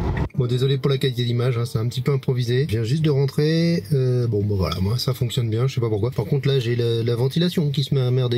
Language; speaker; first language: French; native; French